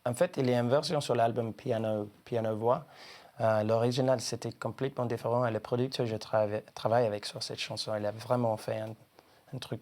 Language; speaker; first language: French; non-native, learner; English